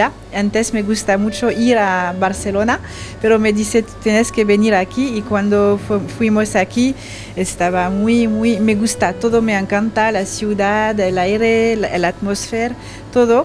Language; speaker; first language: Spanish; non-native, learner; French